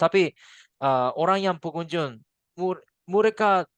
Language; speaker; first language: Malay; non-native, fluent; Japanese